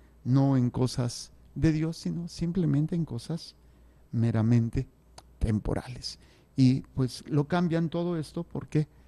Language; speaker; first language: Spanish; native; Spanish